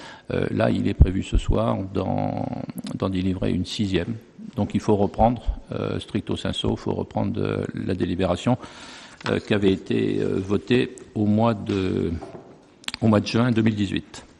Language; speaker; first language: French; native; French